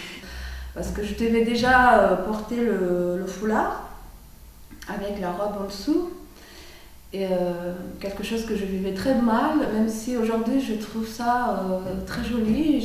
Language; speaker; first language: French; non-native, fluent; Turkish